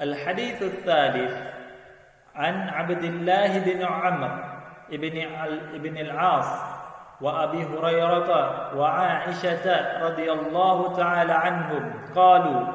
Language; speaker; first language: Arabic; non-native, fluent; Indonesian